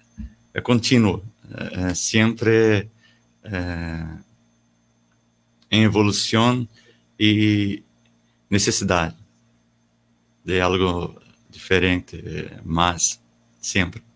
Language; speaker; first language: Spanish; non-native, learner; Portuguese